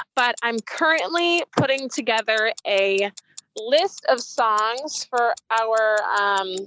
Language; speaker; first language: English; native; English